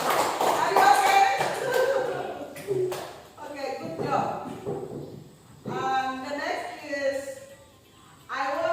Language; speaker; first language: English; non-native, learner; Indonesian